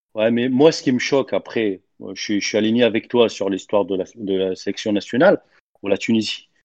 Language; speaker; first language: French; non-native, local second language; Arabic